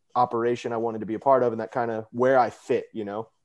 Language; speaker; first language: English; native; English